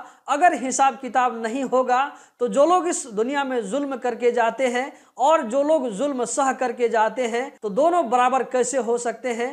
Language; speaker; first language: Hindi; native; Hindi